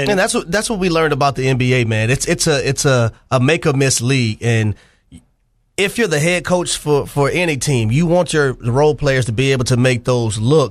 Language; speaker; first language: English; native; English